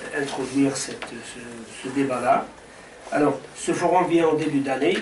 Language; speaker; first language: French; non-native, local second language; Arabic